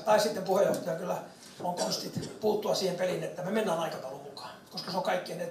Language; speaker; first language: Finnish; native; Finnish